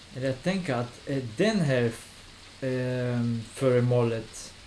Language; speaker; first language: Swedish; non-native, learner; Hebrew